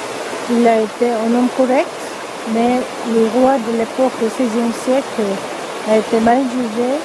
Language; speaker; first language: French; non-native, fluent; Korean